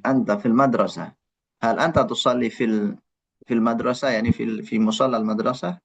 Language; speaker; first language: Arabic; non-native, fluent; Indonesian